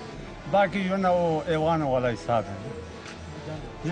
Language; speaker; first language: Hindi; non-native, local second language; Pashto